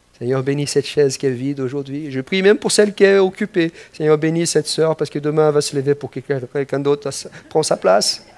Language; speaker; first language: French; non-native, fluent; Portuguese